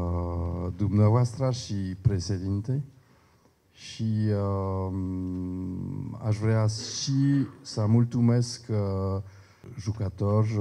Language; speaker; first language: Romanian; non-native, learner; French